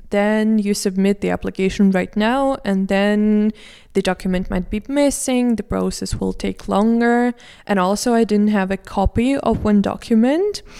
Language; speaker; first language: English; non-native, fluent; Russian